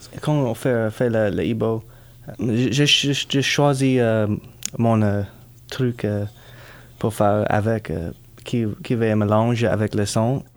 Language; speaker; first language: French; non-native, learner; Hebrew